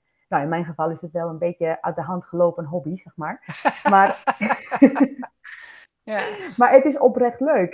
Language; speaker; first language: Dutch; non-native, fluent; Spanish